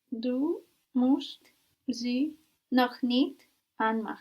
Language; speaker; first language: German; non-native, learner; English